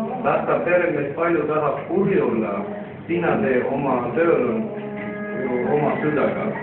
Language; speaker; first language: Estonian; non-native, learner; Armenian